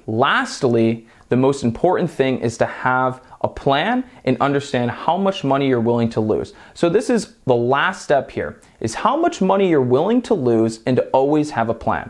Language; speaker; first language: English; native; English